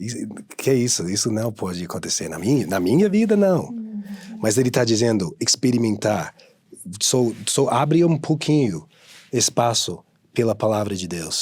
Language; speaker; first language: Portuguese; non-native, fluent; English